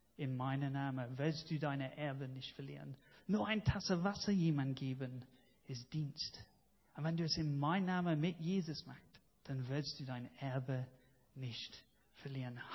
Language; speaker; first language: German; non-native, fluent; English